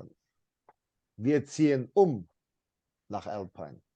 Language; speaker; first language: German; non-native, fluent; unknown